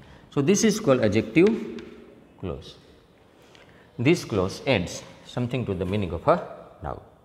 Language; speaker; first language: English; non-native, local second language; Gujarati